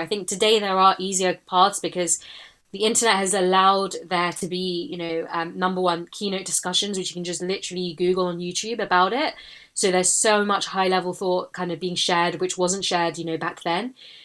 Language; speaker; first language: English; native; English